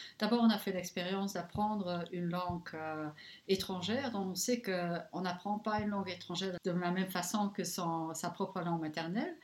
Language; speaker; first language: French; non-native, local second language; Luxembourgish